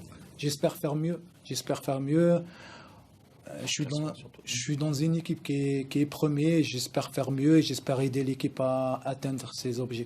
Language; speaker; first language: French; non-native, local second language; Arabic